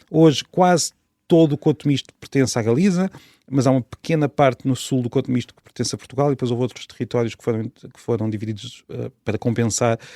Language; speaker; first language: Portuguese; native; Portuguese